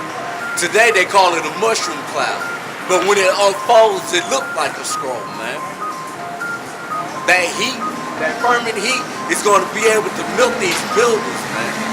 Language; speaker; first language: English; native; English